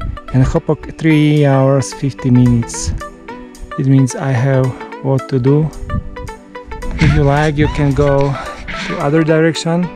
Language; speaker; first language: English; non-native, fluent; Slovak